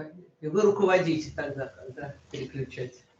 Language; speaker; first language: Russian; native; Russian